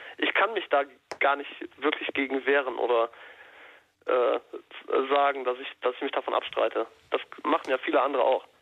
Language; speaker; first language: German; native; German